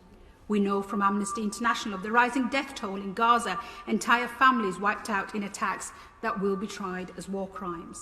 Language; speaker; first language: English; native; English